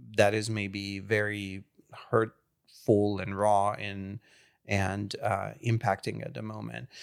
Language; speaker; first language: English; non-native, fluent; Hungarian